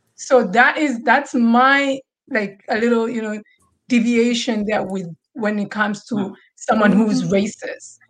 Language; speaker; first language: English; non-native, local second language; Swahili